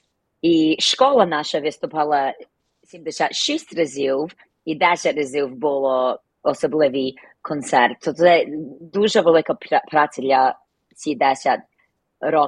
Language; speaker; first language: Ukrainian; early bilingual, heritage; Ukrainian